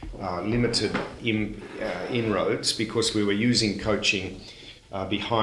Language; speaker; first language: English; native; English